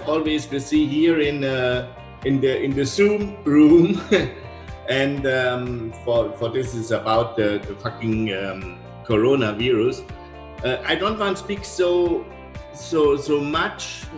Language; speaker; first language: English; non-native, learner; German